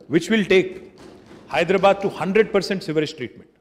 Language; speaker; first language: Hindi; non-native, local second language; Telugu